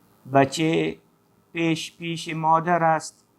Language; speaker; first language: Persian; non-native, fluent; Urdu